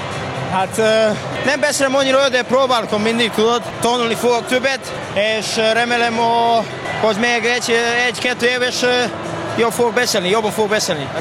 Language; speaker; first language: Hungarian; non-native, learner; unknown